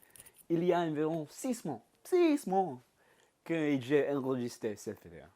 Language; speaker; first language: French; non-native, learner; English